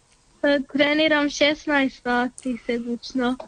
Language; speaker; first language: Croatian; early bilingual, heritage; Serbian